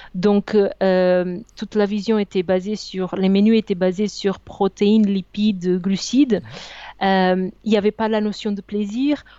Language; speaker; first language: French; non-native, fluent; Portuguese